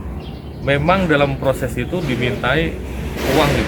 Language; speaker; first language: Indonesian; native; Indonesian